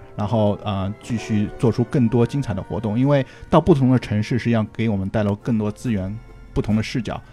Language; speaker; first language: Chinese; native; Chinese